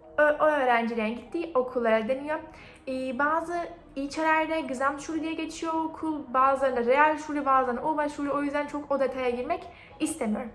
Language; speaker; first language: Turkish; native; Turkish